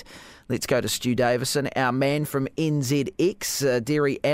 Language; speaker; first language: English; native; English